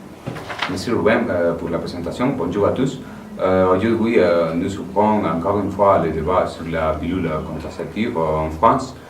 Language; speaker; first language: French; non-native, fluent; Spanish